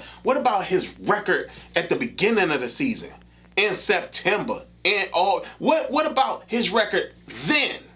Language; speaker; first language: English; native; English